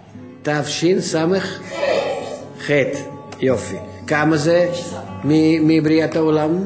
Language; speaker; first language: Hebrew; non-native, fluent; Russian